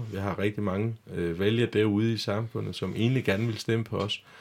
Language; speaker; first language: Danish; non-native, fluent; Turkish